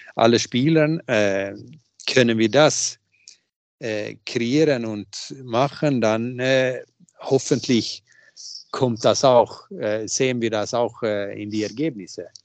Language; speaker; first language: German; non-native, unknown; Swedish